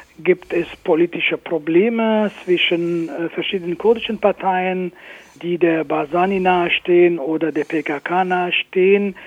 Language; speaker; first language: German; non-native, fluent; Kurdish